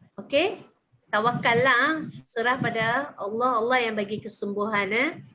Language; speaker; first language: Malay; native; Malay